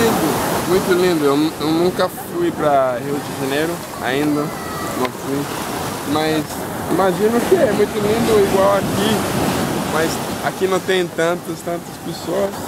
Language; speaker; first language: Portuguese; non-native, fluent; English